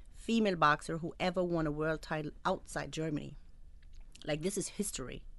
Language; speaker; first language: English; non-native, fluent; Arabic